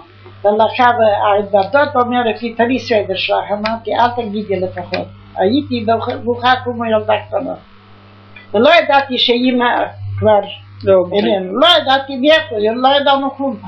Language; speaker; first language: Hebrew; non-native, fluent; Yiddish